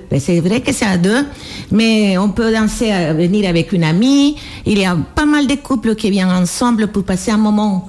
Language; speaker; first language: French; non-native, fluent; Spanish